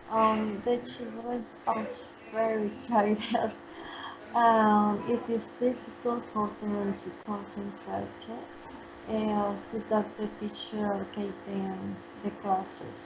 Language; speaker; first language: English; non-native, learner; Spanish